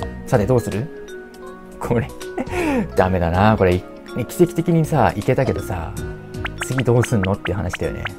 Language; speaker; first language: Japanese; native; Japanese